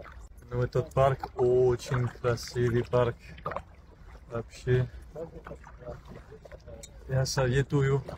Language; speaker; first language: Russian; non-native, learner; French